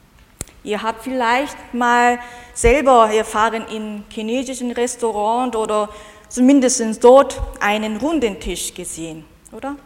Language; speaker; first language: German; non-native, fluent; Korean